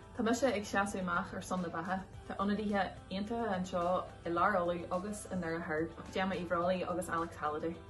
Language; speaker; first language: Irish; native; Irish